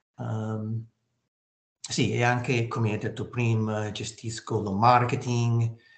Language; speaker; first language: Italian; non-native, learner; English